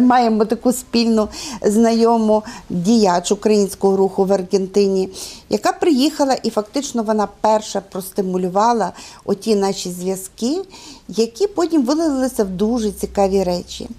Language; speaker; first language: Ukrainian; native; Ukrainian